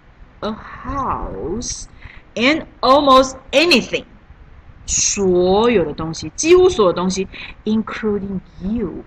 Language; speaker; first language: English; non-native, learner; Chinese